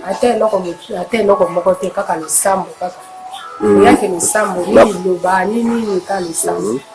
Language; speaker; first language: Lingala; native; Lingala